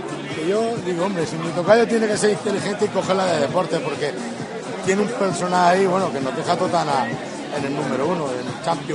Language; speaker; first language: Spanish; native; Spanish